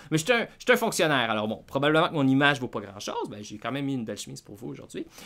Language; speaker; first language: French; native; French